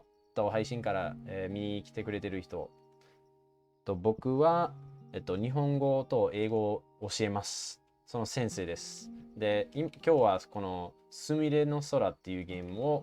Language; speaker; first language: Japanese; non-native, fluent; English